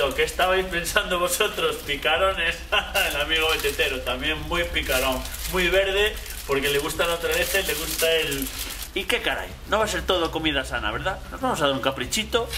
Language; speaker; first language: Spanish; native; Spanish